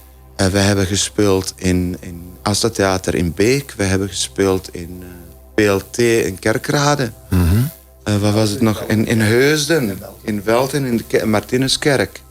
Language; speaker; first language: Dutch; non-native, fluent; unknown